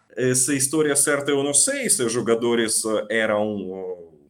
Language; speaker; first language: Portuguese; non-native, fluent; Ukrainian